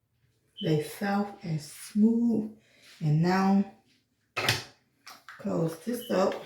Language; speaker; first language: English; native; English